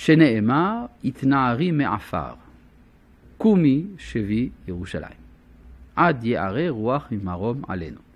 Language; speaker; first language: Hebrew; non-native, fluent; French